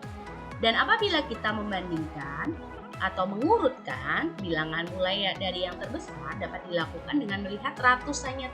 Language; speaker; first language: Indonesian; native; Indonesian